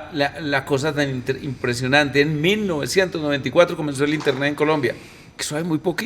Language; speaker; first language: Spanish; native; Spanish